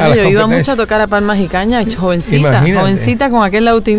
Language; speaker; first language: Spanish; native; Spanish